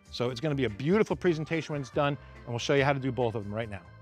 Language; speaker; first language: English; native; English